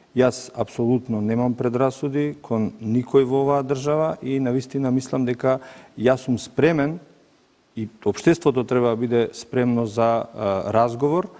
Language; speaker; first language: Macedonian; native; Macedonian